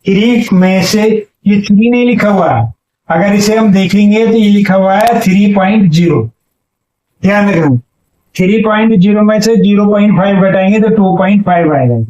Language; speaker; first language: Hindi; native; Hindi